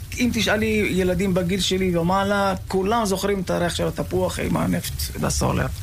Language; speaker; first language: Hebrew; native; Hebrew